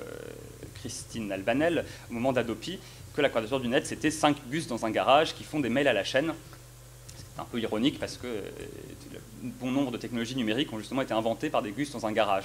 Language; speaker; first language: French; native; French